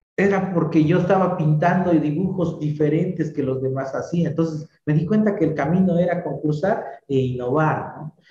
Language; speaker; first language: Spanish; native; Spanish